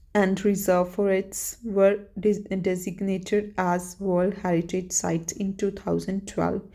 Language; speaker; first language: English; non-native, local second language; Punjabi